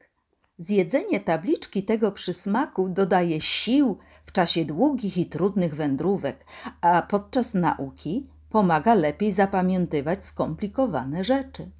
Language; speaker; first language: Polish; native; Polish